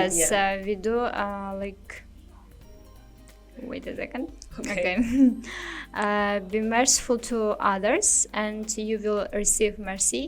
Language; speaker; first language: English; non-native, learner; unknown